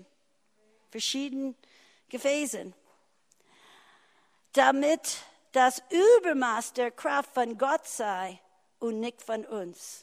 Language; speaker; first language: German; non-native, fluent; English